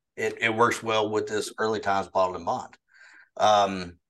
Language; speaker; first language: English; native; English